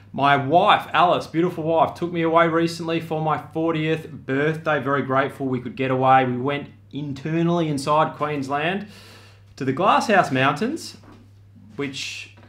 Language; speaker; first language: English; native; English